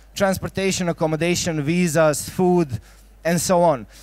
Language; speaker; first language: English; non-native, fluent; Croatian